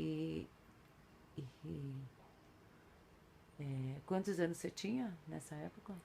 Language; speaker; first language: Portuguese; native; Portuguese